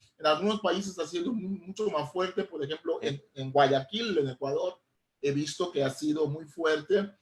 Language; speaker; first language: Spanish; non-native, fluent; Papiamento